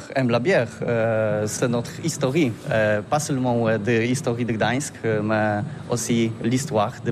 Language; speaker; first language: French; non-native, learner; Polish